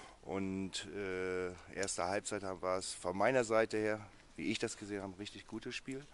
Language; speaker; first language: German; native; German